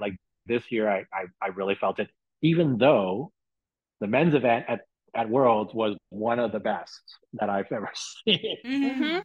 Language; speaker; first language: English; non-native, local second language; Cantonese